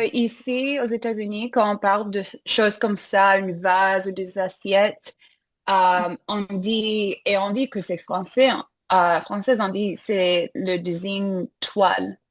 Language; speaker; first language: French; non-native, fluent; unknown